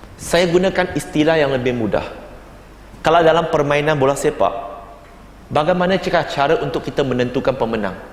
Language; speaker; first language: Malay; non-native, local second language; Chinese